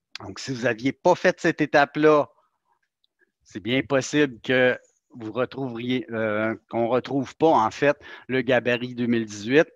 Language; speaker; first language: French; native; French